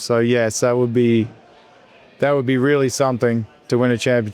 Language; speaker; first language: English; native; English